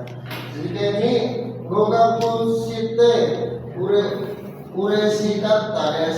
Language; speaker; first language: Japanese; non-native, learner; Indonesian